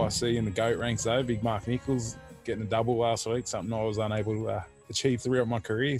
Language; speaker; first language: English; native; English